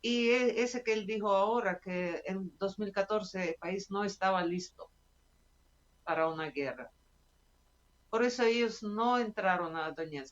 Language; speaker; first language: Spanish; non-native, fluent; Russian